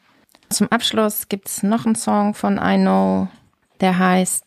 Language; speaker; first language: German; native; German